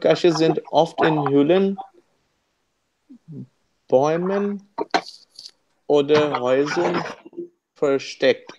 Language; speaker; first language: German; non-native, learner; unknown